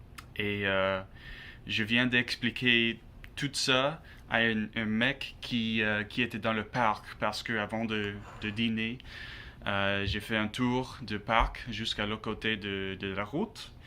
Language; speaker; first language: French; non-native, learner; English